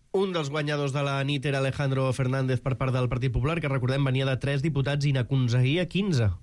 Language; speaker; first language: Catalan; native; Catalan